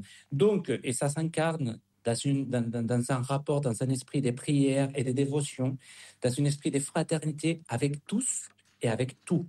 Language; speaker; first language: French; non-native, fluent; Spanish